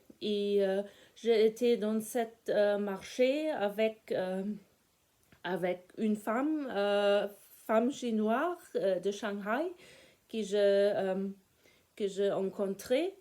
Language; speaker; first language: French; non-native, fluent; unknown